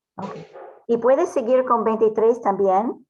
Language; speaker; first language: Spanish; non-native, fluent; English